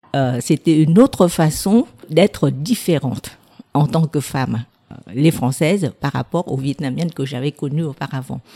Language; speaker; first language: French; non-native, fluent; Vietnamese